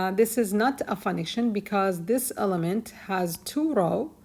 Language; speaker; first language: English; non-native, fluent; Arabic